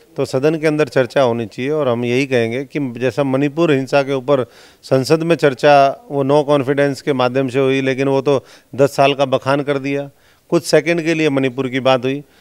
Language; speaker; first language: Hindi; native; Hindi